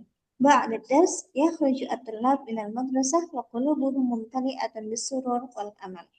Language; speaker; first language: Arabic; non-native, fluent; Indonesian